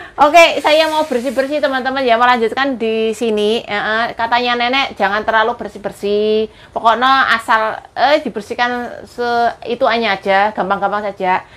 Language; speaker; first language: Indonesian; non-native, local second language; Javanese